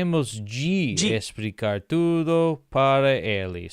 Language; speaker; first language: Portuguese; non-native, learner; English